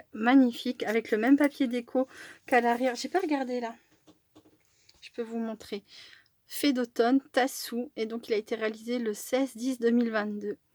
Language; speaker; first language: French; native; French